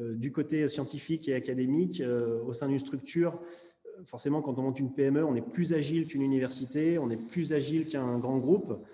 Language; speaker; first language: French; native; French